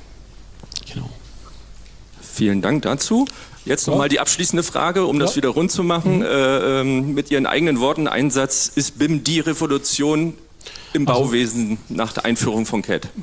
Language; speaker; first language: German; native; German